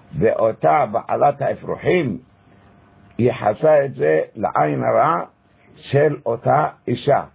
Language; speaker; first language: Hebrew; early bilingual, other home language; Arabic